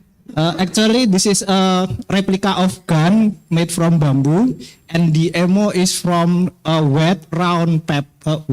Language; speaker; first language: English; non-native, fluent; Indonesian